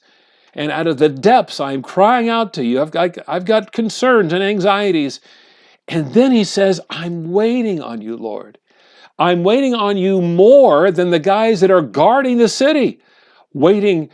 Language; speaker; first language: English; native; English